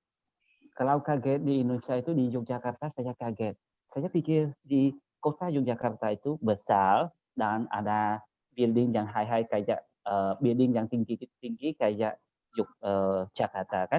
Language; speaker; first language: Indonesian; non-native, learner; Khmer